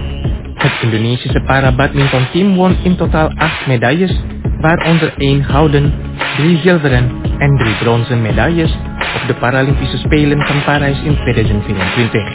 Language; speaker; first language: Dutch; non-native, fluent; Indonesian